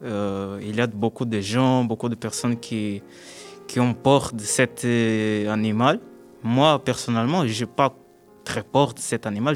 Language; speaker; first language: French; non-native, learner; Spanish